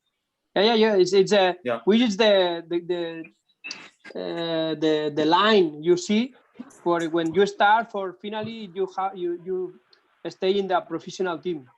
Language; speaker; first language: English; non-native, learner; Spanish